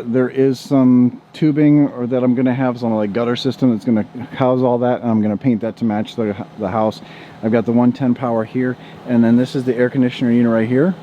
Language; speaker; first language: English; native; English